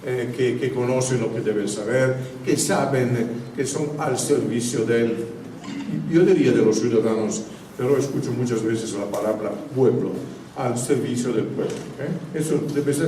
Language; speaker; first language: Spanish; non-native, fluent; Italian